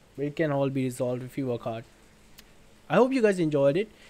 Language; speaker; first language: English; non-native, local second language; Hindi